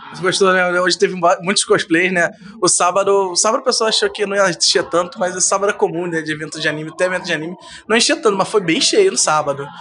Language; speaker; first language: Portuguese; native; Portuguese